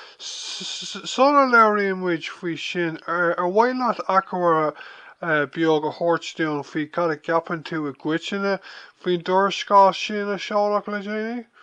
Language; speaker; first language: Irish; non-native, local second language; English